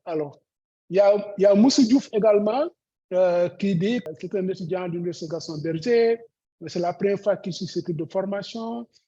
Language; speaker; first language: French; non-native, local second language; Wolof